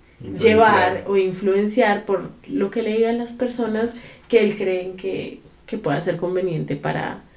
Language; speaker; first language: Spanish; native; Spanish